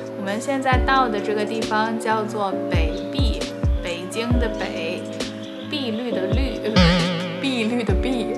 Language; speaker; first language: Chinese; native; Chinese